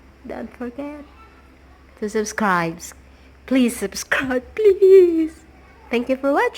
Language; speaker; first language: English; non-native, local second language; Cebuano